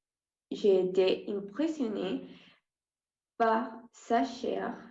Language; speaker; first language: French; non-native, learner; Spanish